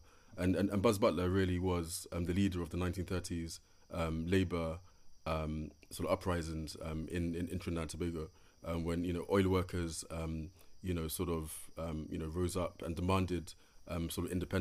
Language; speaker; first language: English; native; English